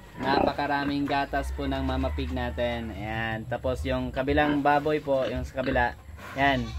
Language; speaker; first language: Filipino; non-native, local second language; Cebuano